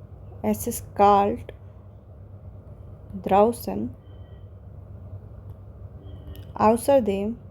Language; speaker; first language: German; non-native, fluent; Hindi